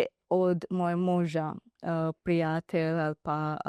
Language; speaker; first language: Slovenian; non-native, learner; Divehi